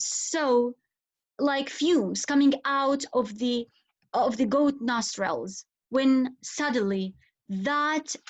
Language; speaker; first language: English; non-native, fluent; Arabic